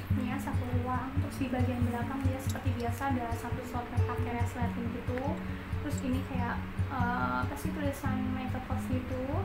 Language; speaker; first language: Indonesian; non-native, local second language; Javanese